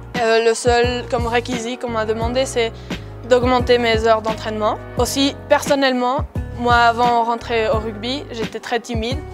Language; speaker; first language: French; non-native, fluent; Spanish